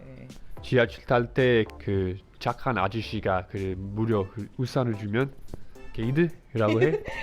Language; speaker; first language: Korean; non-native, fluent; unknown